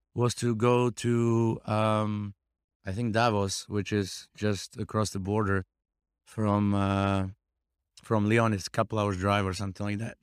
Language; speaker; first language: English; non-native, fluent; Slovak